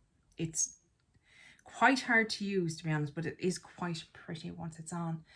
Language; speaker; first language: English; native; English